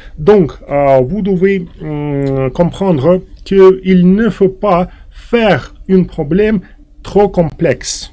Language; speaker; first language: French; non-native, fluent; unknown